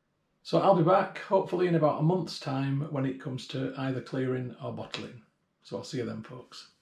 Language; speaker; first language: English; native; English